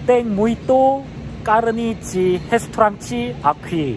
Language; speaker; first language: Portuguese; non-native, learner; Korean